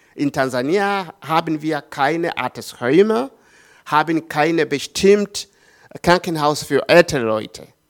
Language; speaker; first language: German; non-native, learner; Swahili